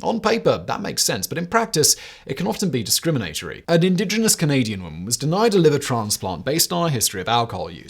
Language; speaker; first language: English; native; English